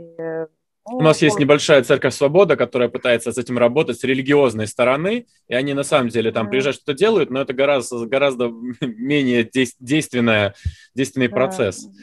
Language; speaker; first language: Russian; native; Russian